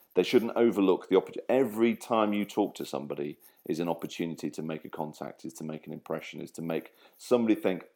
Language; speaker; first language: English; native; English